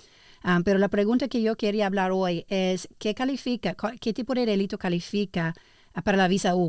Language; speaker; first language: Spanish; early bilingual, heritage; English